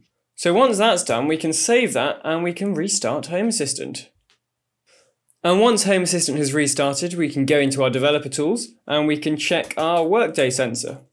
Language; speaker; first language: English; native; English